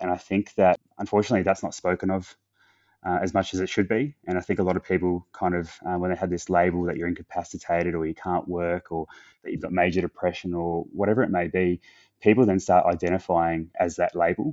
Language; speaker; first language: English; native; English